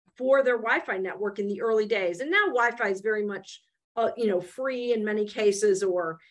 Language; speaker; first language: English; native; English